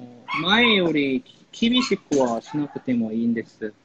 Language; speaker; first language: Japanese; non-native, fluent; Korean